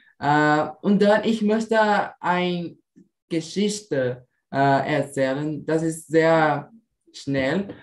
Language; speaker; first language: German; non-native, learner; Portuguese